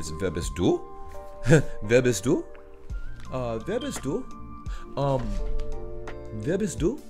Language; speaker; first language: German; non-native, learner; English